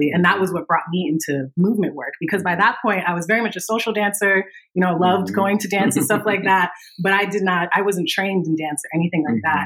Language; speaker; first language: English; native; English